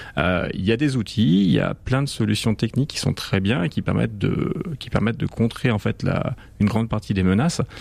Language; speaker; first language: French; native; French